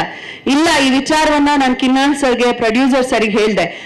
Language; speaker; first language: Kannada; native; Kannada